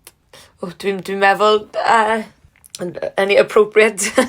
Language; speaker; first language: Welsh; non-native, learner; English